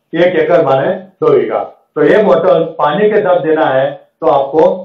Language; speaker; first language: Hindi; non-native, local second language; Gujarati